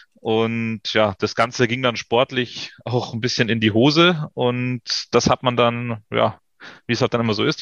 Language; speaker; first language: German; native; German